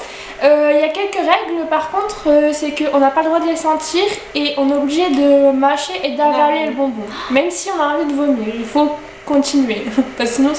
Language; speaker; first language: French; native; French